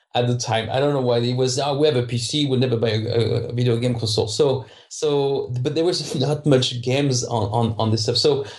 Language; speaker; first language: English; non-native, fluent; French